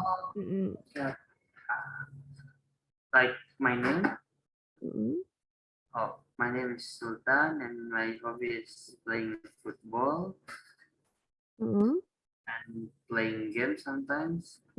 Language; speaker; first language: English; non-native, learner; Indonesian